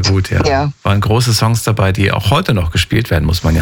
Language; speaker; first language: German; native; German